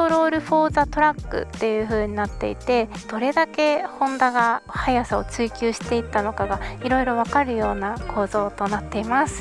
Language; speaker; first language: Japanese; native; Japanese